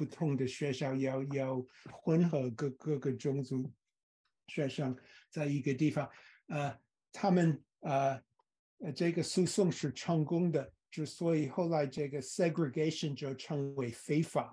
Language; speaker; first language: Chinese; non-native, fluent; English